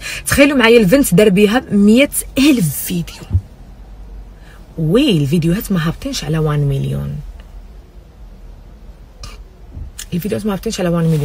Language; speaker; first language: Arabic; native; Arabic